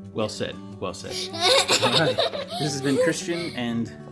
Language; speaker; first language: English; native; English